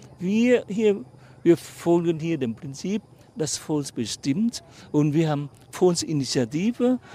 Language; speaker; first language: German; non-native, fluent; Vietnamese